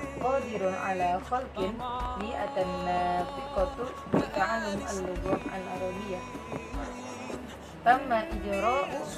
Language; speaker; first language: Arabic; non-native, learner; Indonesian